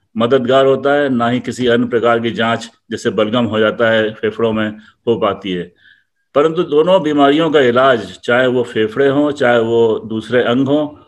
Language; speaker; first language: Hindi; native; Hindi